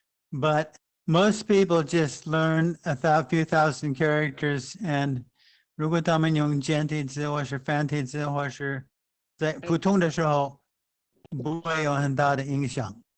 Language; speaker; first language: Chinese; non-native, fluent; English